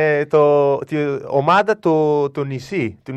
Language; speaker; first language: Greek; non-native, learner; Italian